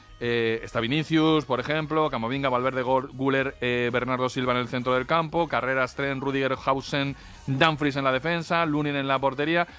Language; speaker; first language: Spanish; native; Spanish